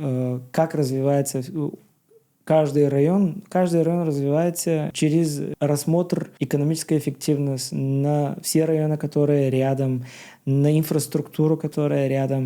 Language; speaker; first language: Russian; non-native, learner; Bulgarian